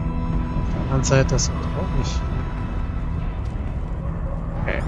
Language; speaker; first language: German; native; German